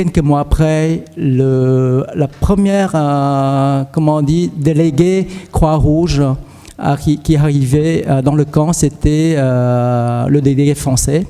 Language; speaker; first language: French; early bilingual, other home language; Vietnamese